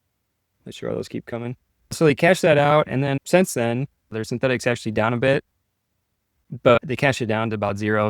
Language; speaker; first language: English; native; English